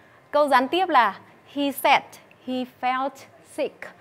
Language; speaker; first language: English; non-native, fluent; Vietnamese